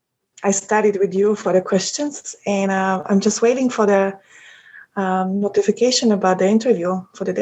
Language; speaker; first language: English; non-native, fluent; Polish